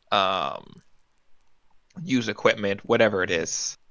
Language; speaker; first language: English; native; English